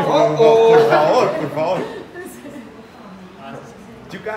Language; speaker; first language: Spanish; native; Spanish